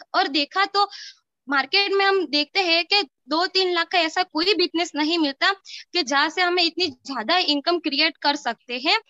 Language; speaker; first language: Hindi; non-native, local second language; Gujarati